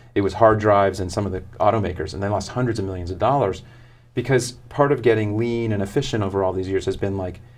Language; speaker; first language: English; native; English